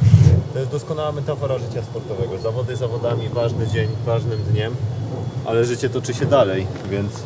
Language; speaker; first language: Polish; native; Polish